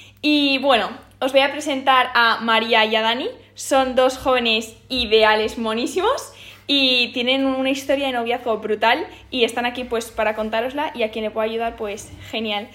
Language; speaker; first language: Spanish; native; Spanish